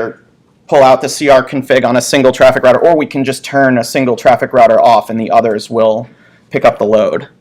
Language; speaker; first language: English; native; English